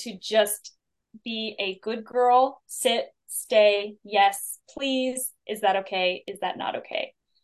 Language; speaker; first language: English; native; English